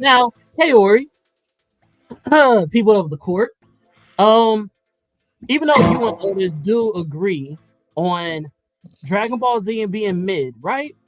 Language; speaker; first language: English; native; English